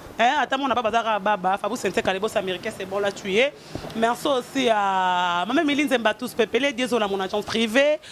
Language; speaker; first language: French; non-native, local second language; Lingala